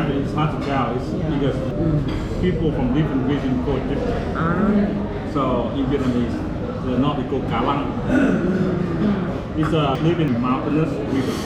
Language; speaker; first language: English; non-native, fluent; Vietnamese